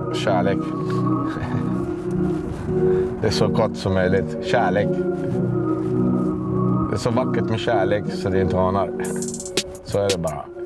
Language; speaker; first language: Swedish; non-native, local second language; Arabic